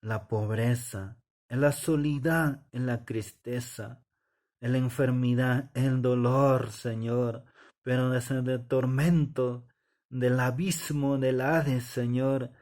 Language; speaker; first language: Spanish; non-native, local second language; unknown